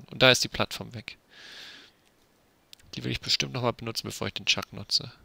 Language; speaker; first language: German; native; German